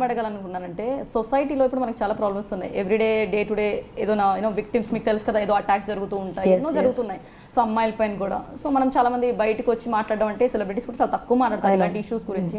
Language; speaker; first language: Telugu; native; Telugu